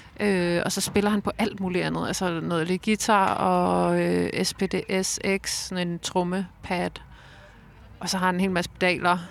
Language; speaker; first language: Danish; native; Danish